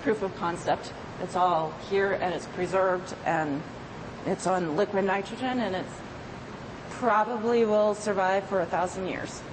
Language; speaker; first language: English; native; English